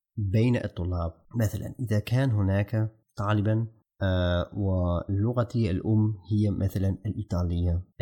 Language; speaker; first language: Arabic; non-native, fluent; German